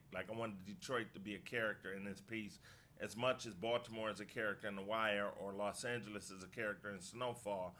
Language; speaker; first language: English; native; English